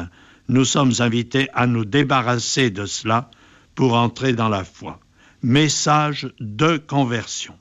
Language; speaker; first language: French; native; French